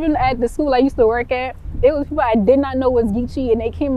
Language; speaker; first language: English; early bilingual, other home language; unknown